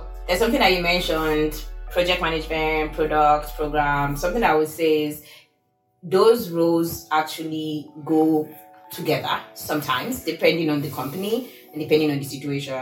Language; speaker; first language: English; non-native, local second language; Yoruba